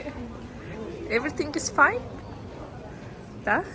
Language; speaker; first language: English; non-native, learner; Russian